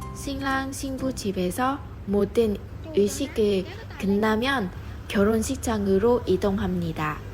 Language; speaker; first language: Korean; non-native, fluent; Vietnamese